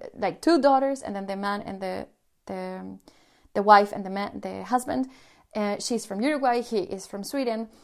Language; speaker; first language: English; non-native, fluent; Spanish